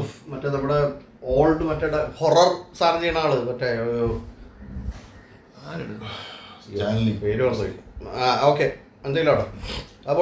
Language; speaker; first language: Malayalam; native; Malayalam